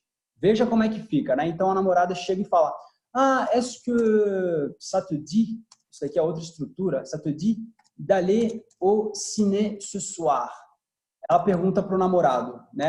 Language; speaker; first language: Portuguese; non-native, fluent; French